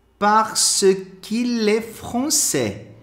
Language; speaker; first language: French; non-native, fluent; Portuguese